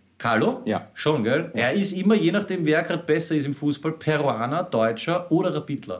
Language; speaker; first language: German; native; German